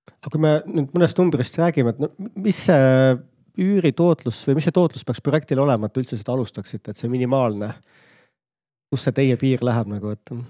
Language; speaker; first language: Estonian; native; Estonian